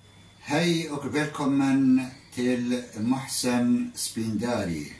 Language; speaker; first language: Norwegian; non-native, fluent; Arabic